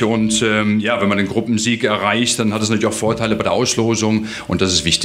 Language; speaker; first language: German; native; German